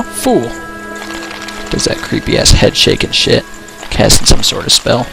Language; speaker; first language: English; native; English